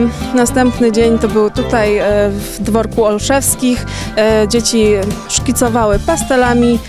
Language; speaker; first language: Polish; native; Polish